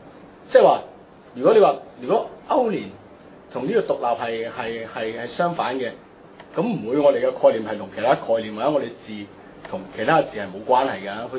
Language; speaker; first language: Chinese; non-native, local second language; Cantonese